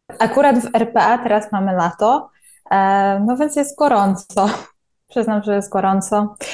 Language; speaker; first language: Polish; native; Polish